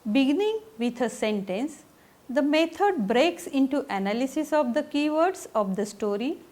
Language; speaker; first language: English; non-native, local second language; Marathi